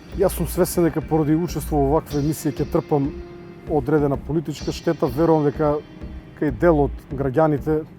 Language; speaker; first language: Macedonian; native; Macedonian